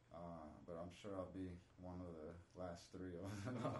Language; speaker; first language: English; non-native, fluent; Spanish